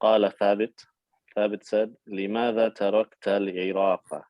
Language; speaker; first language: Arabic; non-native, fluent; English